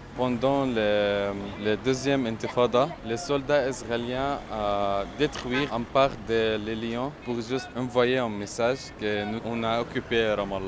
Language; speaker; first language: French; non-native, fluent; Arabic